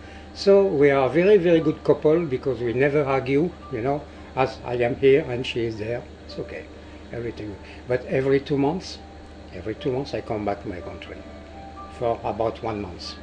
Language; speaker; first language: English; non-native, learner; French